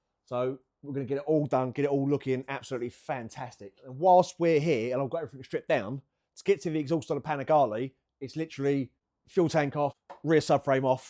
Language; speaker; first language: English; native; English